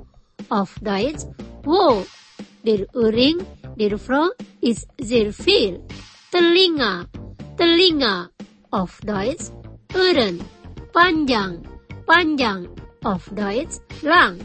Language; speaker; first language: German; non-native, fluent; Indonesian